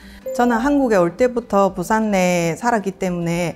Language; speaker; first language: Korean; non-native, fluent; Chinese